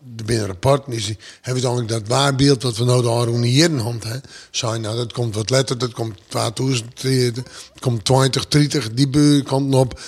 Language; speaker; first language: Dutch; non-native, local second language; Western Frisian